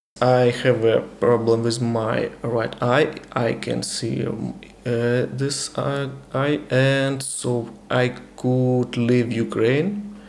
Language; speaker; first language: English; non-native, learner; Ukrainian